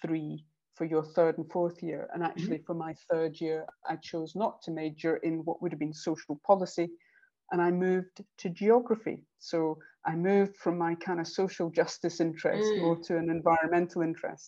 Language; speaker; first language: English; native; English